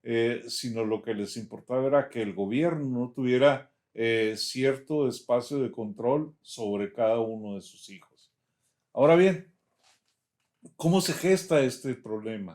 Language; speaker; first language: Spanish; native; Spanish